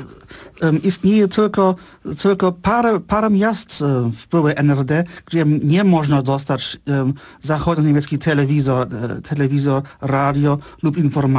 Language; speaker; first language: Polish; non-native, fluent; German